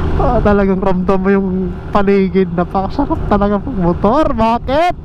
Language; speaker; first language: Filipino; native; Filipino